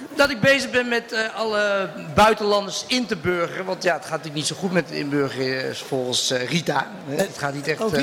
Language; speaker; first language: Dutch; native; Dutch